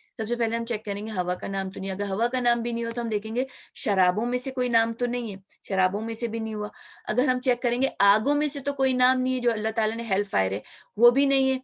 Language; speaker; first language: Urdu; native; Urdu